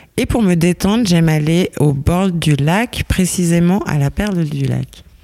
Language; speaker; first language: French; native; French